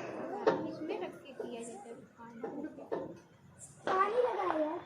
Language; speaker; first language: Hindi; native; Hindi